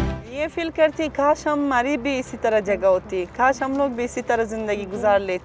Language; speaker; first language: Hindi; non-native, local second language; Uzbek